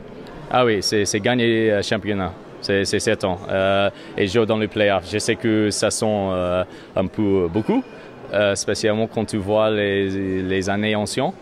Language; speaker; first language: French; non-native, learner; English